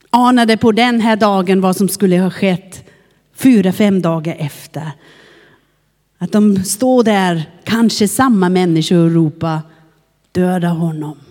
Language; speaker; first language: Swedish; non-native, fluent; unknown